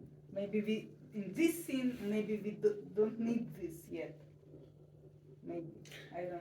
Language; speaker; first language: English; non-native, learner; Russian